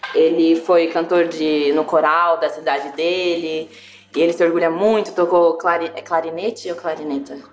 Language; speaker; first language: Portuguese; early bilingual, other home language; German